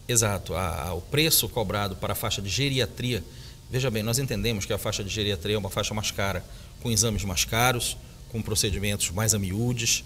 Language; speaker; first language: Portuguese; native; Portuguese